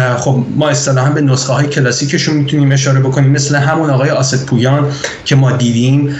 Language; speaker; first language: Persian; native; Persian